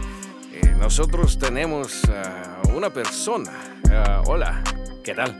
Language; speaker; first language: Spanish; non-native, learner; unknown